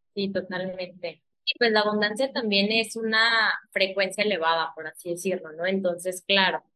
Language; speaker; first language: Spanish; early bilingual, heritage; Spanish